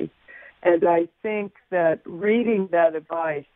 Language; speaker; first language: English; native; English